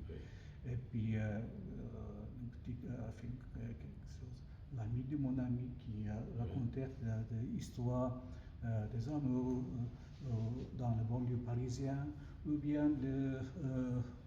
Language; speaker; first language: French; non-native, learner; Japanese